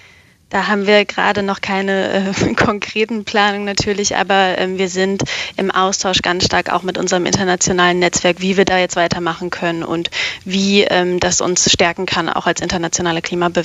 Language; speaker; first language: German; native; German